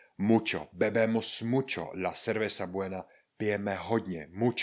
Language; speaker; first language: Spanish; non-native, fluent; Czech